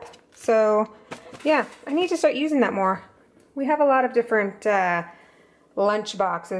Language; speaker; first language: English; native; English